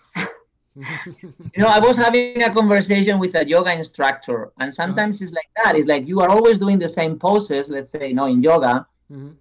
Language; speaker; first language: English; non-native, fluent; Japanese